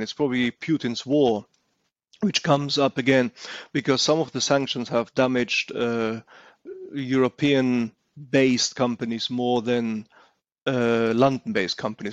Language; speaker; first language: English; non-native, fluent; German